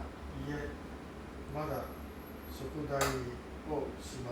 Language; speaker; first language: Japanese; non-native, learner; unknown